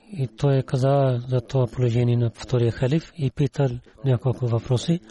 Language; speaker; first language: Bulgarian; non-native, learner; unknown